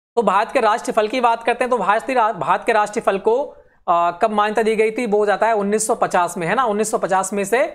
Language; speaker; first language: Hindi; native; Hindi